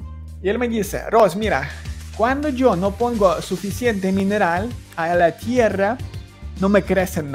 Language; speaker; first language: Spanish; non-native, learner; Ukrainian